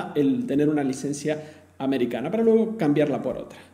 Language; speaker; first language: Spanish; native; Spanish